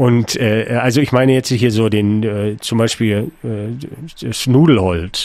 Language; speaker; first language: German; native; German